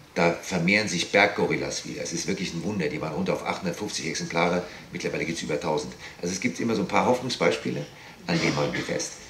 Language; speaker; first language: German; native; German